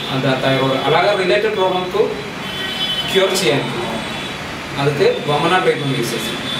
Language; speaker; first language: Telugu; non-native, learner; Malayalam